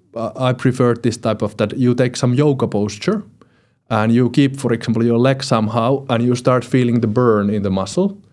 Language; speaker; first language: English; non-native, fluent; Finnish